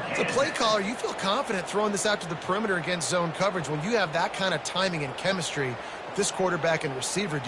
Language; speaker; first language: English; native; English